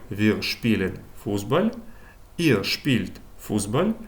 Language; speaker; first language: German; non-native, fluent; Ukrainian